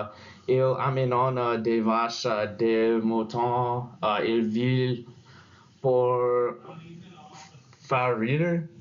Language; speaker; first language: French; non-native, learner; English